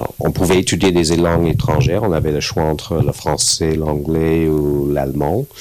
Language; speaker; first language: French; non-native, fluent; English